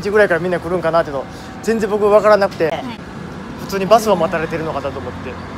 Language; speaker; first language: Japanese; native; Japanese